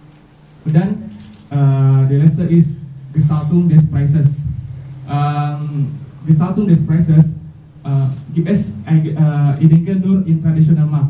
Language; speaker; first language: German; non-native, learner; Indonesian